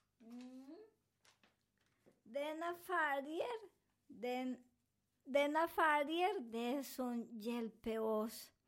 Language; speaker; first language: Swedish; non-native, learner; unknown